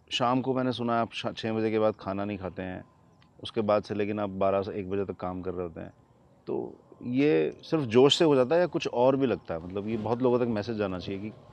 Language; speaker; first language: Hindi; native; Hindi